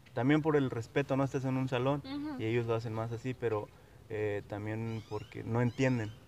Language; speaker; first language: Spanish; non-native, local second language; Nahuatl languages